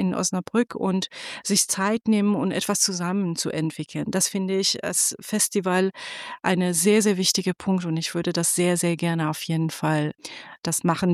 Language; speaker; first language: German; non-native, fluent; Persian